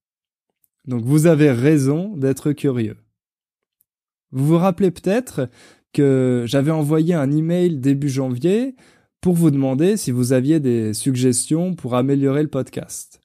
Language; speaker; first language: French; native; French